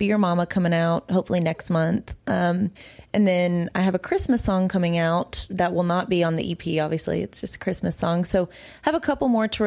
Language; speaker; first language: English; native; English